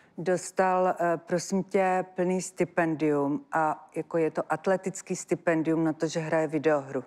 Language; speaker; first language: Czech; native; Czech